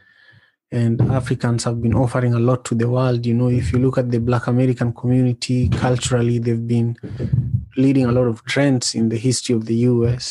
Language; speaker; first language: English; non-native, local second language; Luo (Kenya and Tanzania)